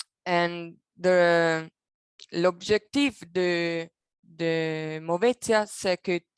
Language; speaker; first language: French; non-native, local second language; Italian